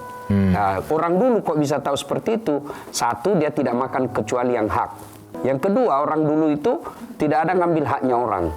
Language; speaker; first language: Indonesian; native; Indonesian